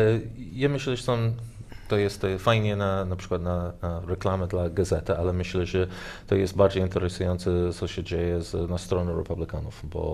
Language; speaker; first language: Polish; non-native, learner; English